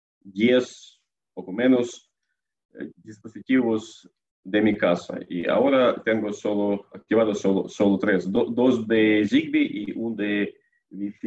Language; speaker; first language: Spanish; non-native, learner; Russian